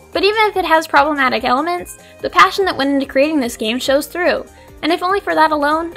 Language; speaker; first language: English; native; English